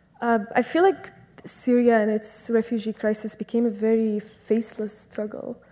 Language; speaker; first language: English; non-native, fluent; Arabic